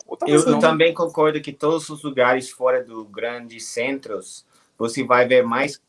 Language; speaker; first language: Portuguese; non-native, fluent; English